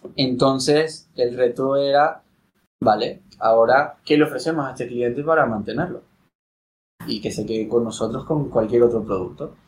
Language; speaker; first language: Spanish; native; Spanish